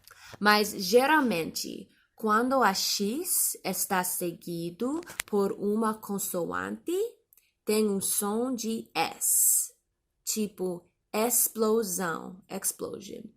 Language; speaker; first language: Portuguese; non-native, learner; English